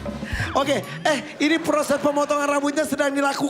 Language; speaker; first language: Indonesian; native; Indonesian